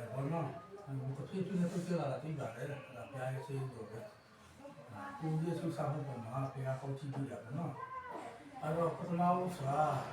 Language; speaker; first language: Burmese; non-native, local second language; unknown